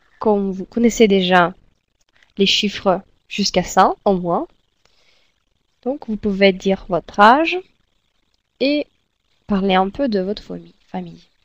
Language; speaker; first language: French; non-native, fluent; Russian